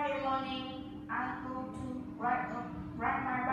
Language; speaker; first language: English; non-native, learner; Vietnamese